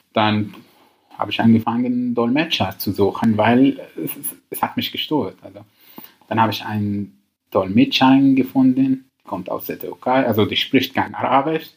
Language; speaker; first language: German; non-native, learner; Arabic